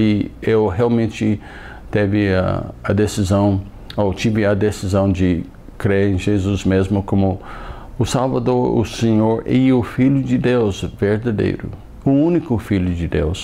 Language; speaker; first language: Portuguese; non-native, fluent; English